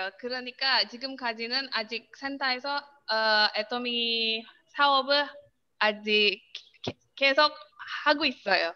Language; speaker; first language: Korean; non-native, learner; Indonesian